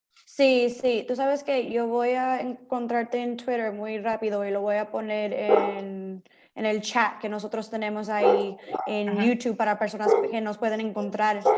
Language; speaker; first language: Spanish; early bilingual, heritage; Spanish